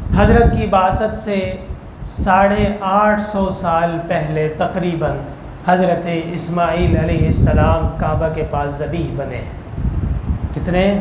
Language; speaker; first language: Urdu; non-native, local second language; Pashto